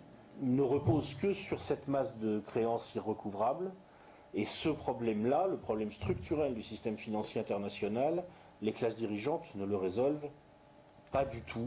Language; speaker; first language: French; native; French